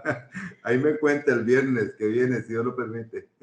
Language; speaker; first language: Spanish; native; Spanish